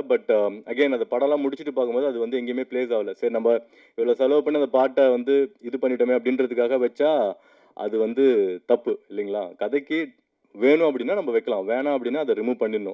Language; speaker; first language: Tamil; native; Tamil